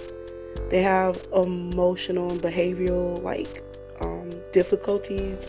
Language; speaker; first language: English; native; English